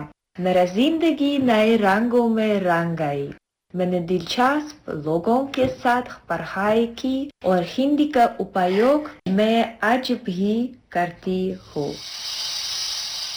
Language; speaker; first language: Hindi; non-native, fluent; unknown